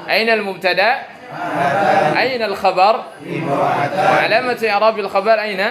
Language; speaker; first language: Arabic; non-native, fluent; Indonesian